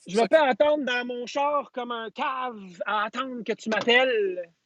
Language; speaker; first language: French; native; French